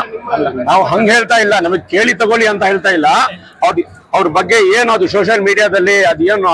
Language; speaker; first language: Kannada; non-native, local second language; Urdu